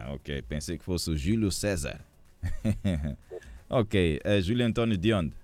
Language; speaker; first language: Portuguese; native; Portuguese